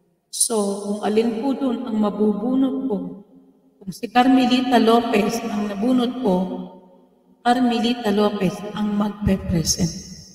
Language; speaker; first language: Filipino; native; Filipino